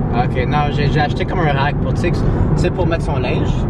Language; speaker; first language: French; native; French